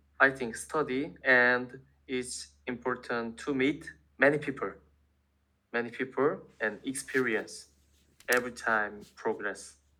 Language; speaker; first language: English; non-native, learner; Korean